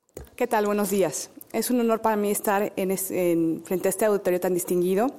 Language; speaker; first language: Spanish; native; Spanish